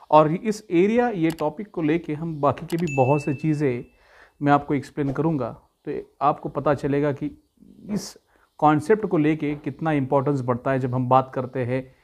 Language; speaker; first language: Hindi; non-native, local second language; Marathi